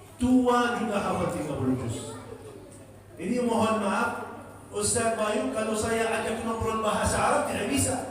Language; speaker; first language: Malay; non-native, fluent; Arabic